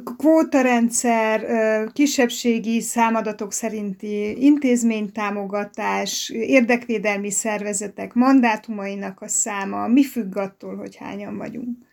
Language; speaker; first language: Hungarian; native; Hungarian